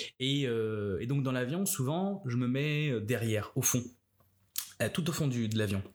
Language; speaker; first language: French; native; French